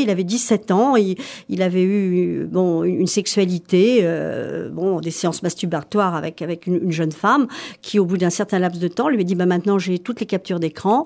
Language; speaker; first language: French; native; French